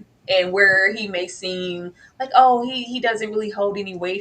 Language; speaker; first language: English; native; English